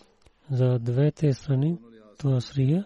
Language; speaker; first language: Bulgarian; non-native, learner; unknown